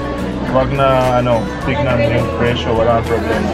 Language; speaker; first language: Filipino; non-native, learner; Arabic